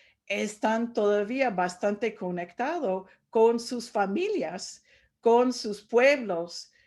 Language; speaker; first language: Spanish; non-native, fluent; English